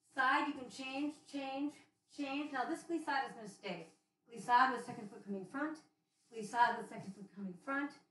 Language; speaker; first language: English; native; English